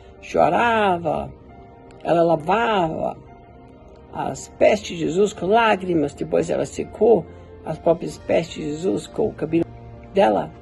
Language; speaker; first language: Portuguese; non-native, fluent; German